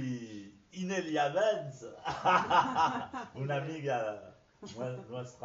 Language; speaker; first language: Spanish; non-native, fluent; French